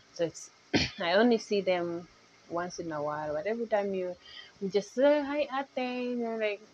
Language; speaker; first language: English; non-native, local second language; Nyankole